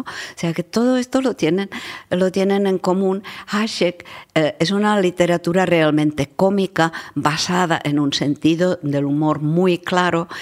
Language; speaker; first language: Spanish; non-native, fluent; Czech